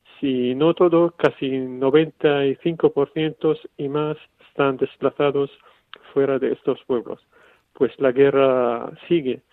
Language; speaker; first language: Spanish; non-native, fluent; Arabic